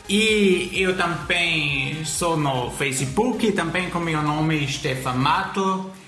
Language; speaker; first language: Portuguese; non-native, fluent; German